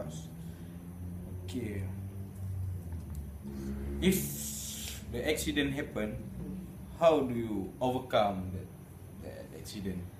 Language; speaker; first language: English; non-native, local second language; Malay